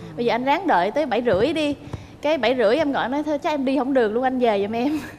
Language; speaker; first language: Vietnamese; native; Vietnamese